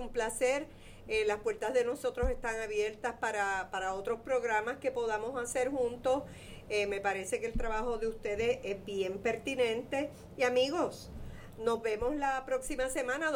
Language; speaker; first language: Spanish; native; Spanish